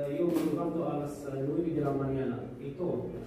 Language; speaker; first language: Spanish; non-native, learner; Arabic